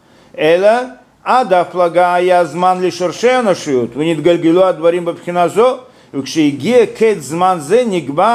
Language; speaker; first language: Hebrew; non-native, fluent; Russian